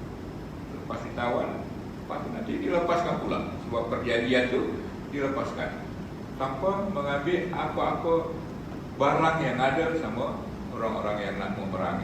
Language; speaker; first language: Malay; native; Malay